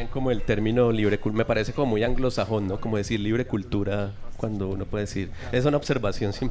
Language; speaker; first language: Spanish; native; Spanish